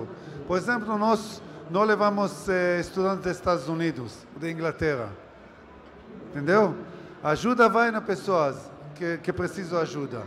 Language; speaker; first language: Portuguese; non-native, learner; Hebrew